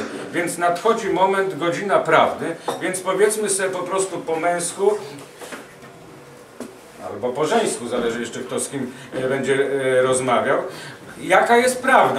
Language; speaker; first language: Polish; native; Polish